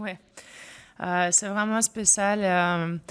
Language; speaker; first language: French; non-native, fluent; Russian